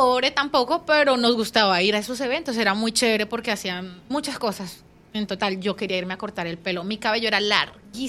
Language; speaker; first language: Spanish; native; Spanish